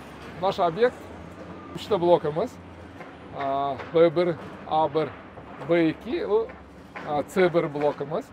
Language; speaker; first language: Russian; non-native, local second language; Uzbek